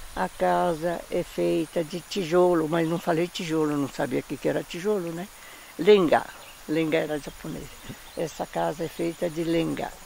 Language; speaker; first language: Portuguese; native; Portuguese